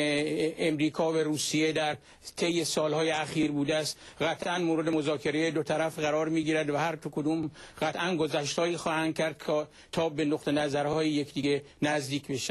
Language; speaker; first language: Persian; native; Persian